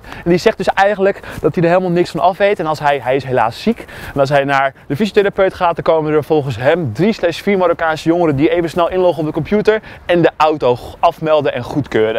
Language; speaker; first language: Dutch; native; Dutch